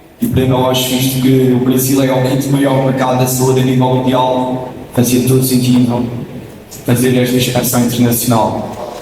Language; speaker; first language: Portuguese; native; Portuguese